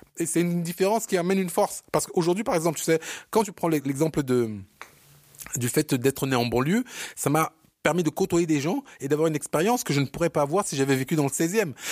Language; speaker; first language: French; early bilingual, other home language; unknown